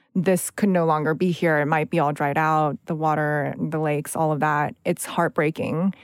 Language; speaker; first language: English; native; English